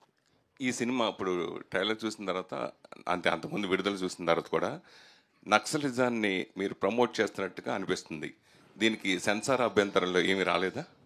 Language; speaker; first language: Telugu; native; Telugu